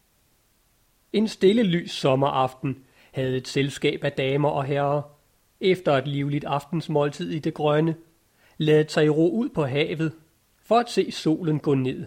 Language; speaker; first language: Danish; native; Danish